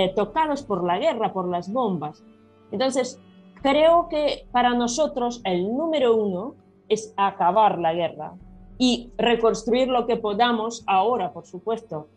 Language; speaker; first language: Spanish; non-native, fluent; Ukrainian